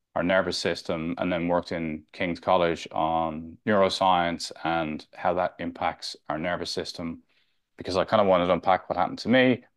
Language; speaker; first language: English; native; English